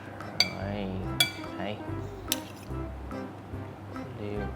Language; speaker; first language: Vietnamese; native; Vietnamese